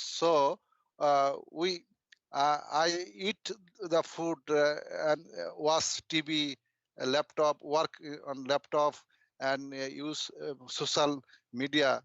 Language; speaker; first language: English; non-native, learner; Bangla